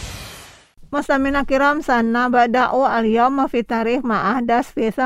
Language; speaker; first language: Arabic; non-native, learner; Indonesian